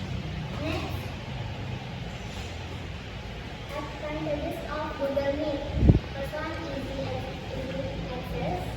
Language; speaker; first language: English; non-native, learner; Indonesian